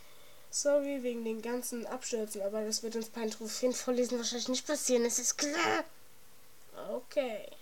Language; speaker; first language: German; native; German